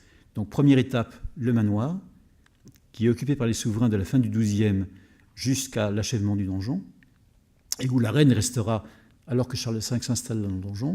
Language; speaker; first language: French; native; French